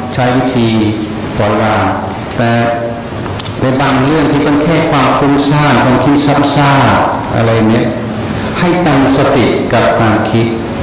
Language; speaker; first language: Thai; non-native, fluent; English